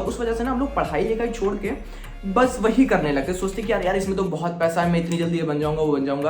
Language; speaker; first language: Hindi; native; Hindi